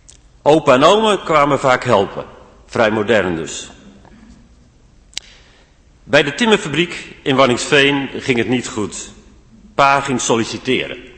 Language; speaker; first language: Dutch; native; Dutch